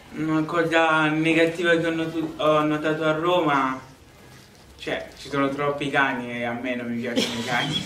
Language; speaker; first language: Italian; early bilingual, other home language; Lingala